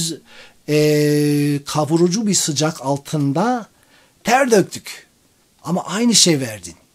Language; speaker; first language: Turkish; non-native, fluent; English